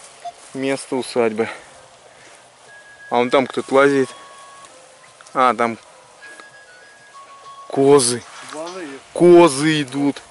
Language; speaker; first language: Russian; native; Russian